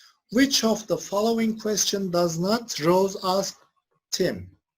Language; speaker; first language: English; non-native, fluent; Turkish